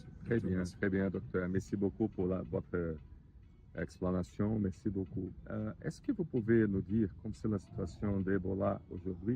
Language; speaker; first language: French; non-native, learner; Portuguese